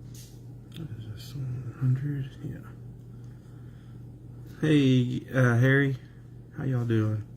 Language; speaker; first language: English; native; English